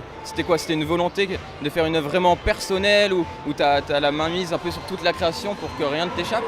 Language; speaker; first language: French; native; French